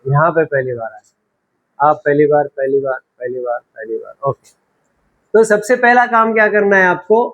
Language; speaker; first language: Hindi; non-native, local second language; Telugu